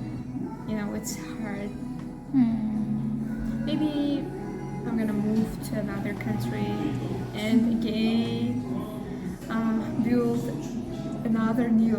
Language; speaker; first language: English; non-native, learner; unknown